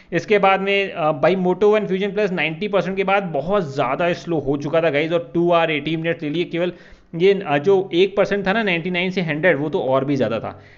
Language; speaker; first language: Hindi; native; Hindi